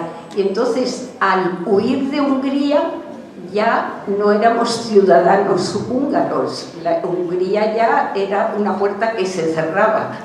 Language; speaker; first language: Spanish; early bilingual, other home language; Hungarian